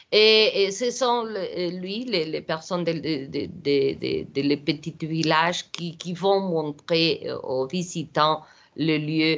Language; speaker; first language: French; non-native, learner; Portuguese